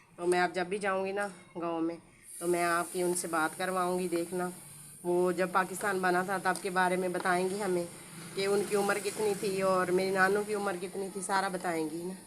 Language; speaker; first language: Urdu; non-native, local second language; Punjabi